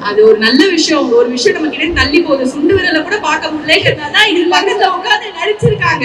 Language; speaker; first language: Tamil; native; Tamil